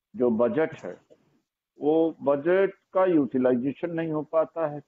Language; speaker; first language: Hindi; native; Hindi